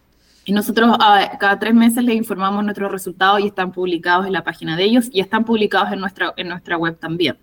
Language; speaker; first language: Spanish; native; Spanish